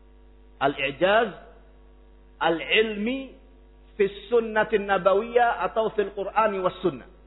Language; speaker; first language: Arabic; non-native, fluent; Indonesian